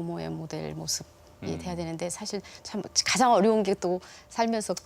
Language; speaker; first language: Korean; native; Korean